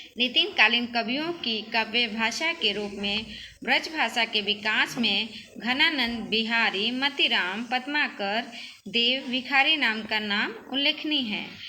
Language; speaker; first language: Hindi; native; Hindi